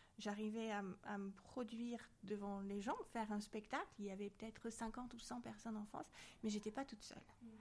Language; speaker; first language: French; native; French